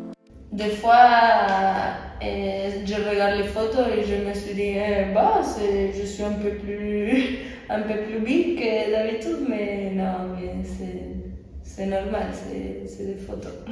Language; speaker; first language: French; non-native, fluent; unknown